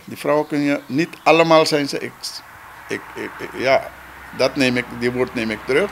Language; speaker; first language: Dutch; non-native, local second language; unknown